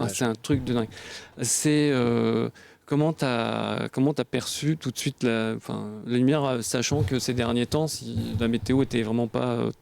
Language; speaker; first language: French; native; French